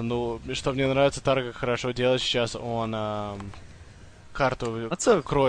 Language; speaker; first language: Russian; early bilingual, heritage; English